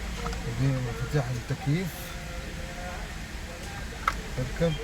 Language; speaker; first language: Arabic; native; Arabic